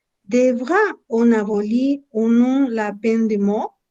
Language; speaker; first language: French; non-native, learner; Spanish